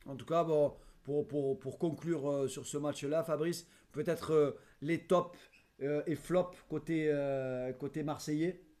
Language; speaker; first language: French; native; French